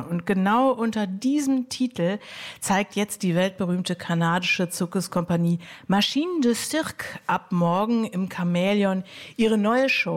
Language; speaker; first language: German; native; German